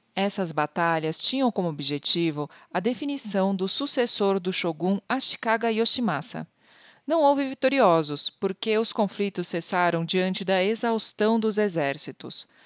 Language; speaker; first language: Portuguese; native; Portuguese